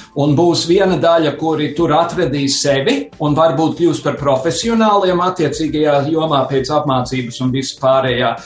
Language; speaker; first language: Latvian; early bilingual, heritage; Latvian